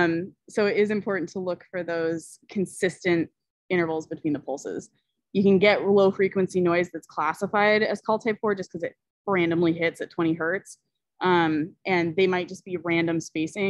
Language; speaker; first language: English; native; English